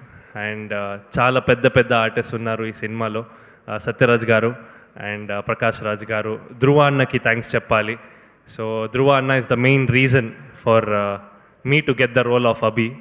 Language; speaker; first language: Telugu; non-native, learner; Kannada